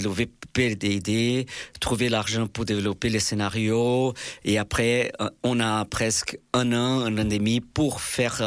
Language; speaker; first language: French; non-native, fluent; Portuguese